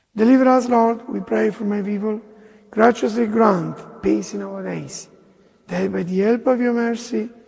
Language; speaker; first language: English; non-native, fluent; Italian